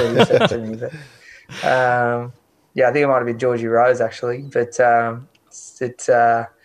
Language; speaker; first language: English; native; English